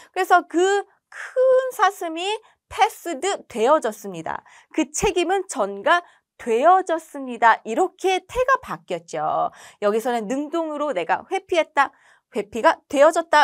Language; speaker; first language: Korean; native; Korean